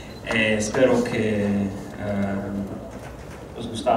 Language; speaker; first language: Spanish; non-native, learner; Romanian